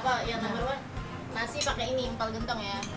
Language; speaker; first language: Indonesian; native; Indonesian